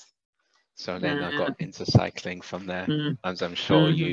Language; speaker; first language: English; native; English